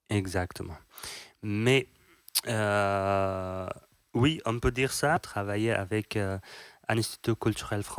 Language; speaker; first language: French; non-native, learner; Persian